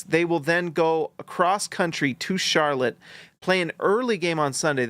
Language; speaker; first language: English; native; English